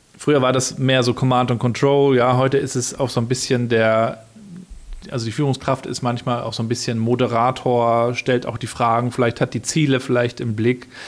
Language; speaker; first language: German; native; German